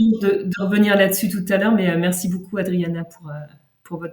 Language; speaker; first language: French; native; French